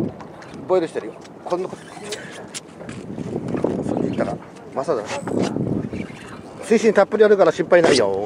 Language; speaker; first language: Japanese; native; Japanese